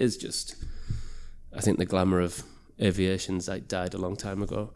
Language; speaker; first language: English; native; English